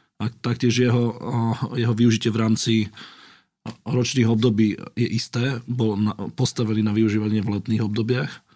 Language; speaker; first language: Slovak; native; Slovak